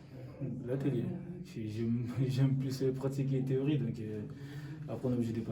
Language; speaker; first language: French; non-native, learner; Arabic